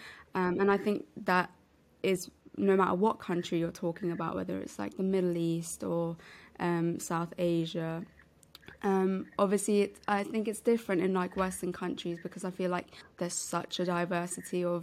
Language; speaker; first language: English; non-native, local second language; Urdu